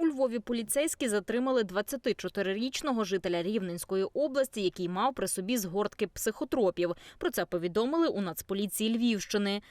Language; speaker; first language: Ukrainian; native; Ukrainian